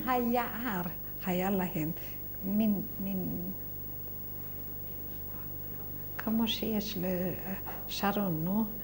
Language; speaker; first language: Hebrew; non-native, fluent; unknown